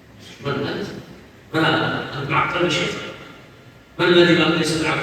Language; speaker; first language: Arabic; native; Arabic